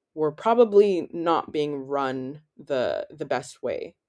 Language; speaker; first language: English; native; English